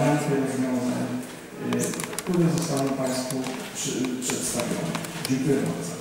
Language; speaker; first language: Polish; native; Polish